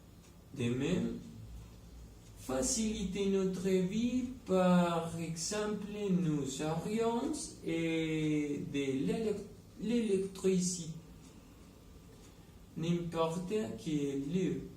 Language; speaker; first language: French; non-native, learner; Spanish